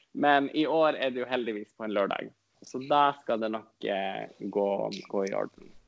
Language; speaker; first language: Norwegian; non-native, local second language; Northern Sami